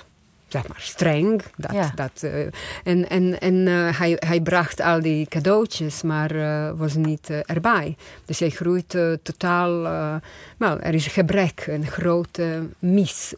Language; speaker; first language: Dutch; non-native, fluent; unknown